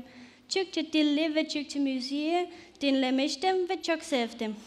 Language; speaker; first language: Turkish; non-native, learner; Danish